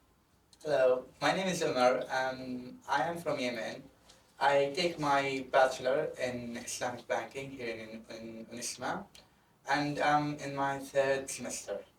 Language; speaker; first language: English; non-native, fluent; Arabic